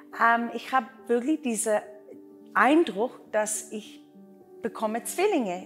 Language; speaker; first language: German; non-native, learner; Afrikaans